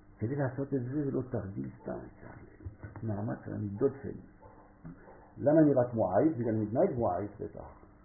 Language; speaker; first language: Hebrew; non-native, fluent; French